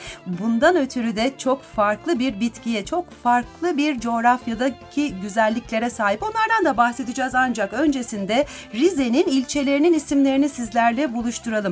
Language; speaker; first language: Turkish; native; Turkish